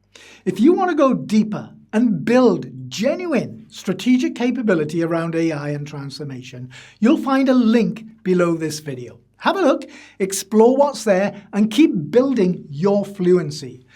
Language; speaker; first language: English; native; English